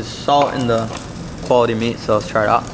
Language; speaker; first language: English; native; English